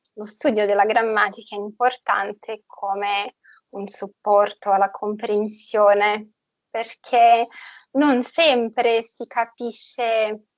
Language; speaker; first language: Italian; non-native, fluent; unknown